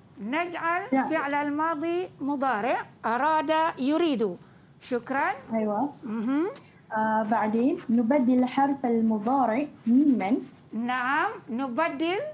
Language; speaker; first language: Arabic; non-native, fluent; Malay